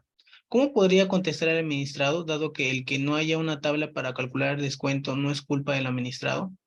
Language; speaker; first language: Spanish; native; Spanish